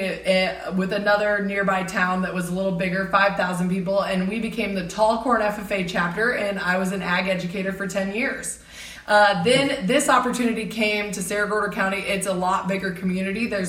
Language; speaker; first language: English; native; English